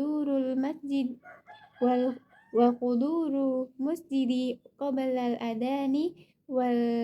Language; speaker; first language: Arabic; non-native, learner; Indonesian